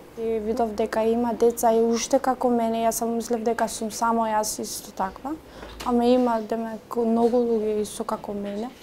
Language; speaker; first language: Macedonian; non-native, local second language; Romany